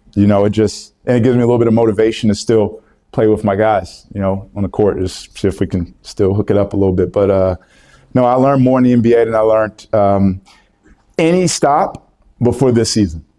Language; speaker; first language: English; native; English